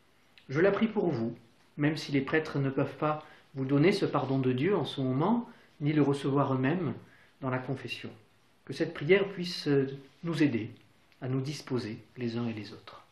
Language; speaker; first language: French; native; French